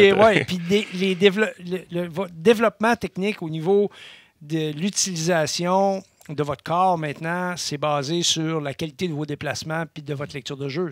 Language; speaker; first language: French; native; French